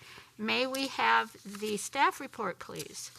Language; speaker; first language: English; native; English